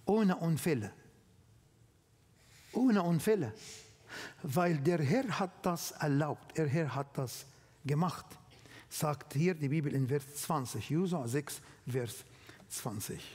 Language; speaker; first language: German; non-native, learner; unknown